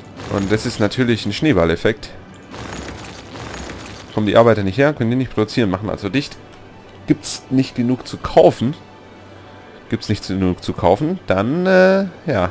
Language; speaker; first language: German; native; German